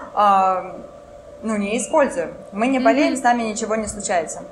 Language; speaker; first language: Russian; non-native, local second language; French